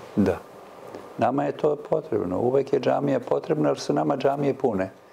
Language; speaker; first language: Serbian; native; Serbian